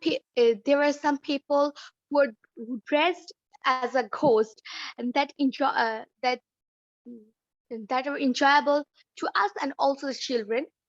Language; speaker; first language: English; non-native, learner; Bangla